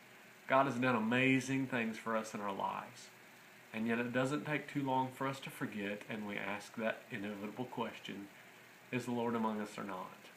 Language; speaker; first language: English; native; English